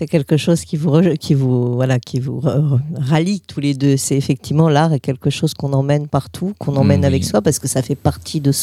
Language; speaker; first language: French; native; French